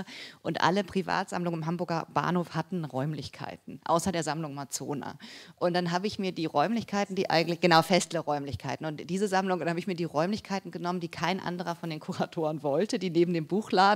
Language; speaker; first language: German; native; German